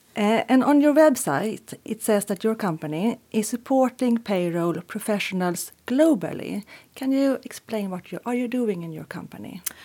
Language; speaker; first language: English; non-native, fluent; Swedish